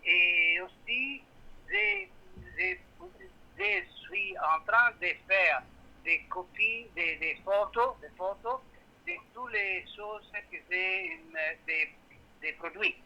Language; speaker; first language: French; non-native, learner; Italian